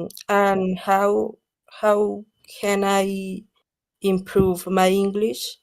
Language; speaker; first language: English; non-native, fluent; Spanish